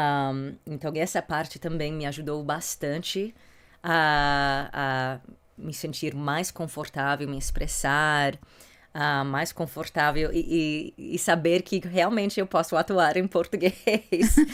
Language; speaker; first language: Portuguese; non-native, fluent; English